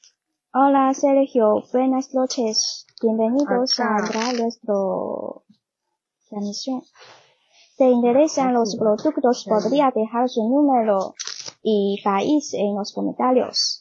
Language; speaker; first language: Spanish; non-native, learner; Chinese